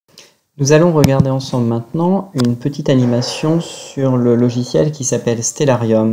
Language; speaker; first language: French; native; French